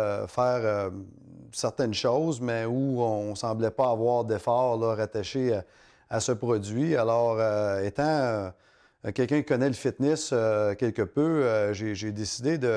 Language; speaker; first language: French; native; French